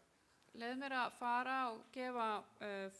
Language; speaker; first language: Icelandic; non-native, fluent; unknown